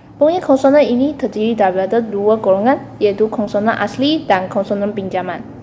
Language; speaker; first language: Malay; non-native, local second language; Chinese